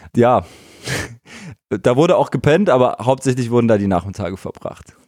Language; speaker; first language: German; native; German